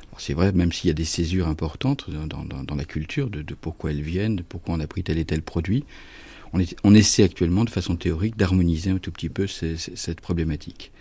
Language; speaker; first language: French; native; French